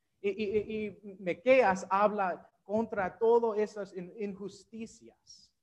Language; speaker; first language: Spanish; non-native, learner; English